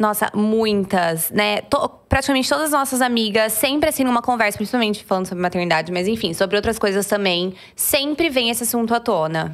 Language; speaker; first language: Portuguese; native; Portuguese